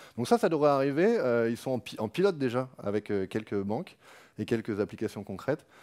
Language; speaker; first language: French; native; French